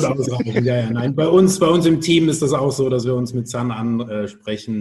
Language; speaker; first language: German; native; German